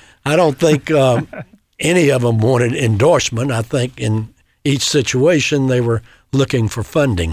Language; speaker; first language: English; native; English